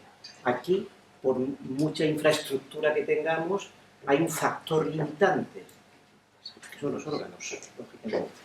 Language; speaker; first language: Spanish; native; Spanish